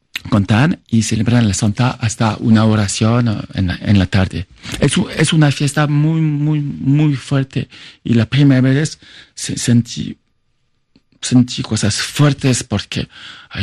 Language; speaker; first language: Spanish; non-native, fluent; French